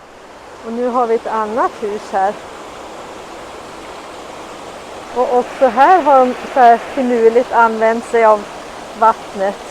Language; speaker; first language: Swedish; native; Swedish